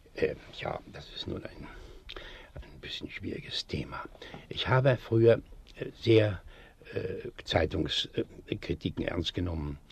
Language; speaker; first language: German; native; German